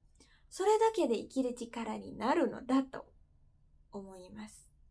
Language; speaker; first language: Japanese; non-native, fluent; Indonesian